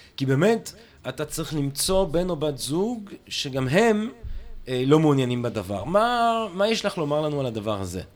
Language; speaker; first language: Hebrew; non-native, fluent; English